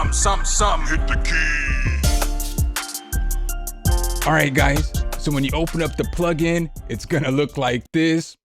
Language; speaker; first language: English; native; English